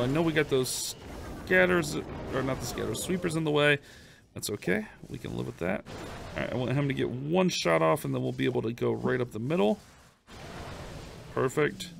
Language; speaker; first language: English; native; English